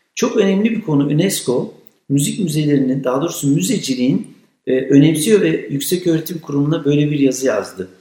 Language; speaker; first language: Turkish; native; Turkish